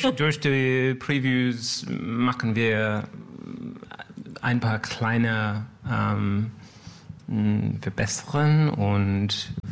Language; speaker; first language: German; non-native, learner; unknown